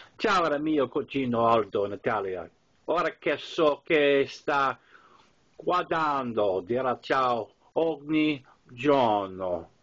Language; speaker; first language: Italian; non-native, learner; English